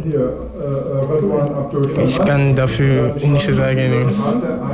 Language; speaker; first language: German; non-native, fluent; French